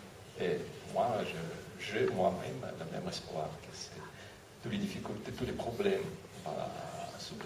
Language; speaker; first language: French; non-native, fluent; Russian